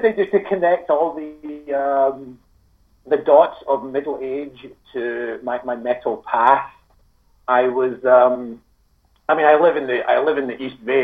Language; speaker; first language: English; native; English